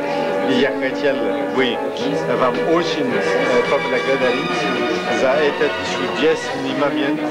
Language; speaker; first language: Russian; non-native, fluent; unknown